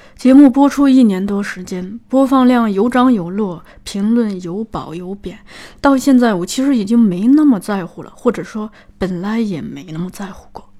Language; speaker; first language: Chinese; native; Chinese